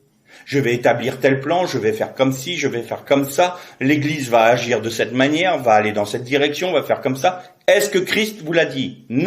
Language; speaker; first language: French; native; French